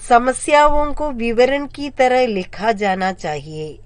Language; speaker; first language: Hindi; non-native, local second language; Malayalam